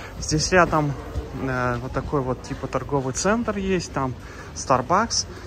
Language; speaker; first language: Russian; native; Russian